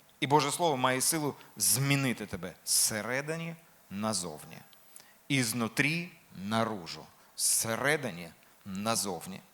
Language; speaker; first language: Ukrainian; non-native, local second language; Russian